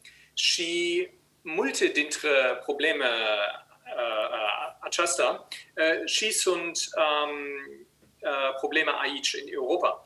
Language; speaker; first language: Romanian; non-native, learner; German